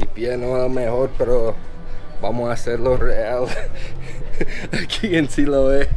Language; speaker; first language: Spanish; non-native, learner; English